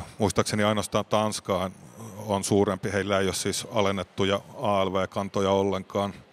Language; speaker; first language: Finnish; native; Finnish